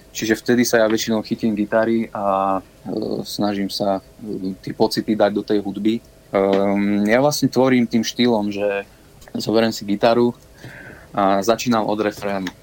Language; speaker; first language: Slovak; native; Slovak